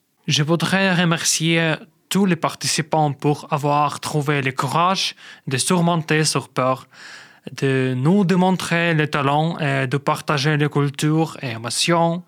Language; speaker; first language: French; non-native, learner; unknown